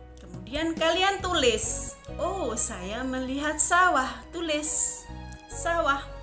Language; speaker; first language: Indonesian; native; Indonesian